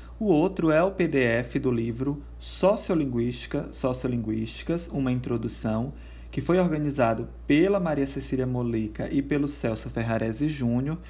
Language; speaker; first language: Portuguese; native; Portuguese